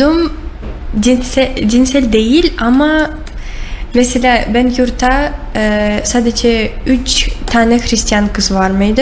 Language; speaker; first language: Turkish; non-native, learner; Russian